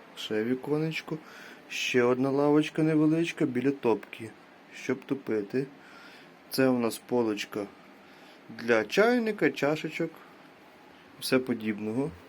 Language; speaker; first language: Ukrainian; native; Ukrainian